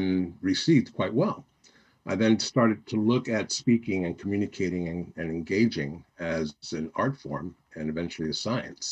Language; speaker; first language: English; native; English